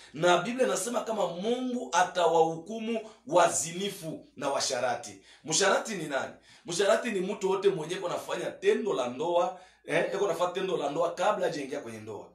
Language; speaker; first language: Swahili; native; Swahili